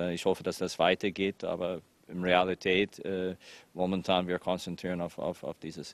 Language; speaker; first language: German; non-native, fluent; English